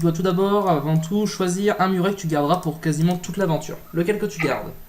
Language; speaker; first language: French; native; French